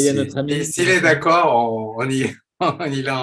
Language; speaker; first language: French; non-native, fluent; Turkish